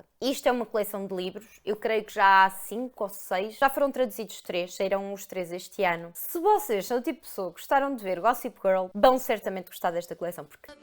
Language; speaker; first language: Portuguese; native; Portuguese